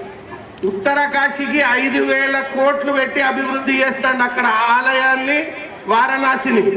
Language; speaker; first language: Telugu; native; Telugu